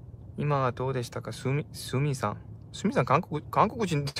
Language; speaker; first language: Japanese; non-native, learner; Korean